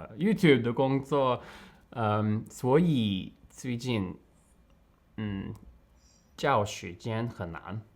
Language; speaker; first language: Chinese; non-native, learner; English